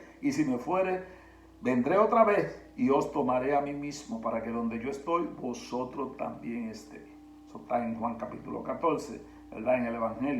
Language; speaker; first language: Spanish; native; Spanish